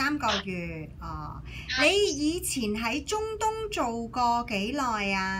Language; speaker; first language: Cantonese; native; Cantonese